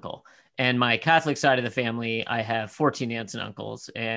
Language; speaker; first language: English; native; English